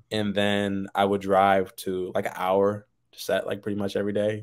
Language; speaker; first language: English; native; English